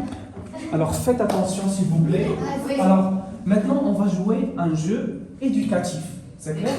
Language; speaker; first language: French; non-native, local second language; Arabic